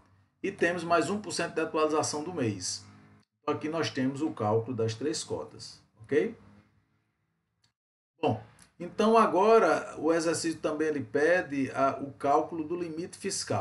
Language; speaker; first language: Portuguese; native; Portuguese